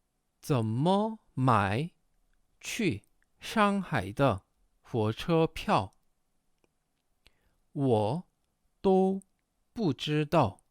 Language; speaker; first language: Chinese; non-native, fluent; Korean